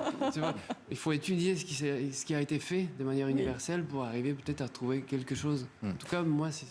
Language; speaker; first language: French; non-native, fluent; Spanish